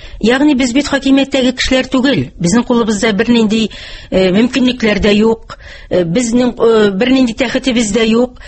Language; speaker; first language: Tatar; native; Tatar